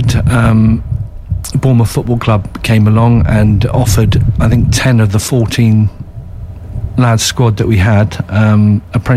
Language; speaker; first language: English; native; English